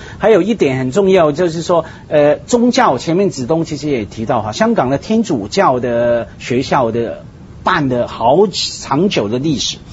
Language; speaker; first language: Chinese; non-native, local second language; Cantonese